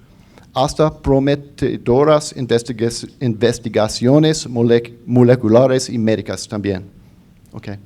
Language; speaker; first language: Spanish; non-native, fluent; English